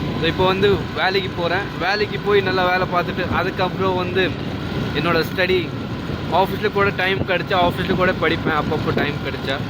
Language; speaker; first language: Tamil; early bilingual, heritage; Tamil